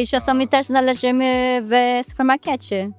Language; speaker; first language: Polish; non-native, learner; Portuguese